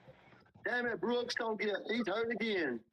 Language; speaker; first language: English; native; English